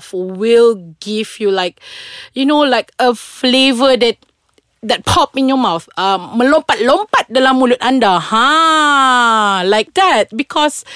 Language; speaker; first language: English; non-native, local second language; Malay